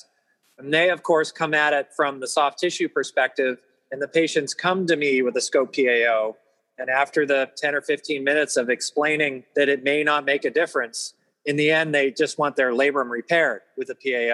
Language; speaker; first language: English; native; English